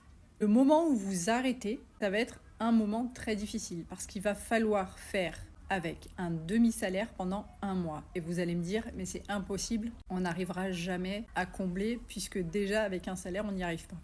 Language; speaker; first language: French; native; French